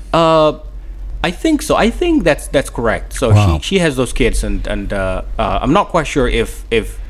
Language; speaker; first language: English; non-native, fluent; Somali